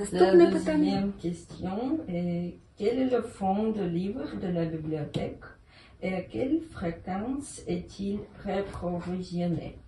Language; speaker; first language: French; non-native, learner; Ukrainian